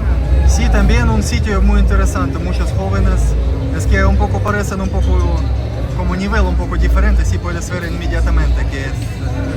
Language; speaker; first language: Spanish; non-native, learner; Russian